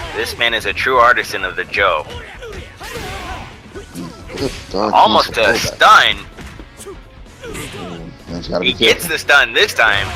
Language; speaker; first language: English; native; English